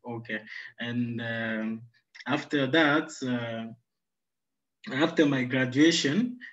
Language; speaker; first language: English; non-native, fluent; Sango